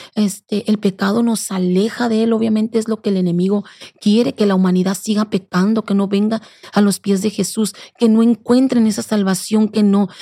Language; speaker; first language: Spanish; native; Spanish